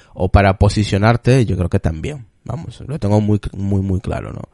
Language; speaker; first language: Spanish; native; Spanish